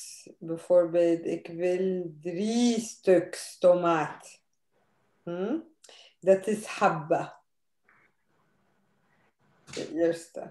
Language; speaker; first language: Dutch; non-native, fluent; Arabic